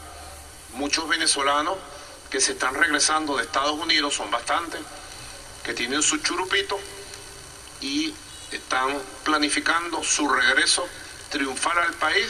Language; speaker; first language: Spanish; native; Spanish